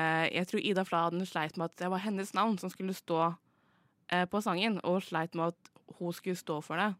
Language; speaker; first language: Norwegian; native; Norwegian